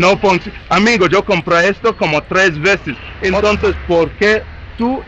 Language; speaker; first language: Spanish; non-native, learner; English